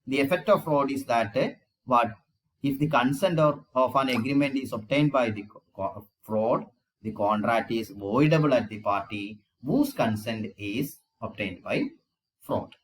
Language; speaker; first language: English; non-native, local second language; Malayalam